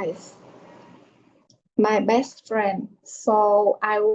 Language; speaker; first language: English; non-native, learner; Vietnamese